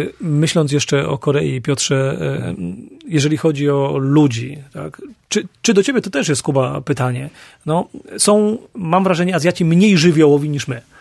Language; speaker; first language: Polish; native; Polish